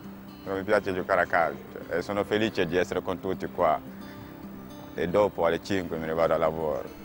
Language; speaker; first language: Italian; non-native, fluent; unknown